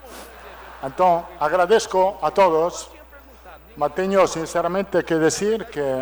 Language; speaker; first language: Portuguese; non-native, learner; Italian